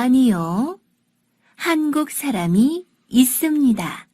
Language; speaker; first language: Korean; non-native, learner; Sinhala